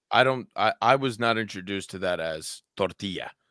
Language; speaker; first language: English; early bilingual, other home language; Spanish